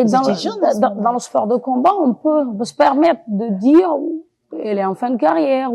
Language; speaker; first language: French; non-native, local second language; Wolof